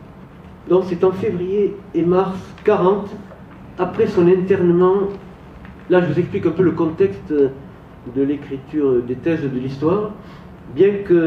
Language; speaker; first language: French; native; French